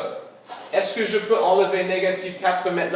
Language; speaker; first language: French; non-native, local second language; English